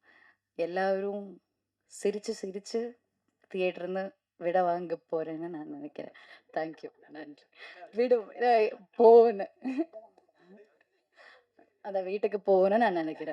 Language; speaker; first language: Tamil; non-native, learner; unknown